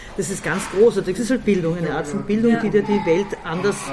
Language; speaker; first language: German; native; German